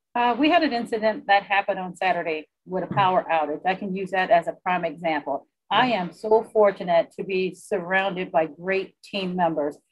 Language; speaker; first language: English; native; English